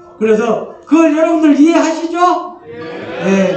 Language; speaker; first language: Korean; native; Korean